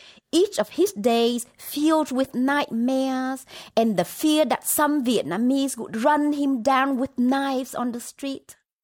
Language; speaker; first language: English; non-native, fluent; Vietnamese